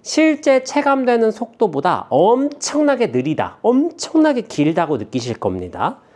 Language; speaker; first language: Korean; native; Korean